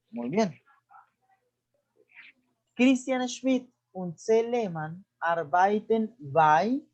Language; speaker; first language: German; non-native, fluent; Spanish